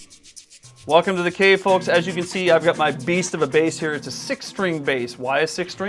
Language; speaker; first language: English; native; English